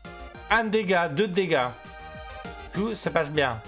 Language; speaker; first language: French; native; French